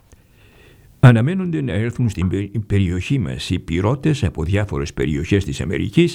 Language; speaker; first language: Greek; native; Greek